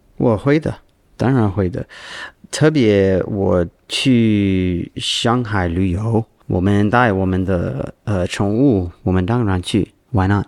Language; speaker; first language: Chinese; non-native, learner; English